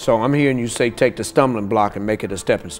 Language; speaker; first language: English; native; English